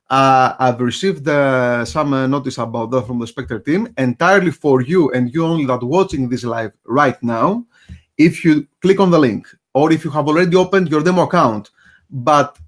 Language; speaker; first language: English; non-native, fluent; Greek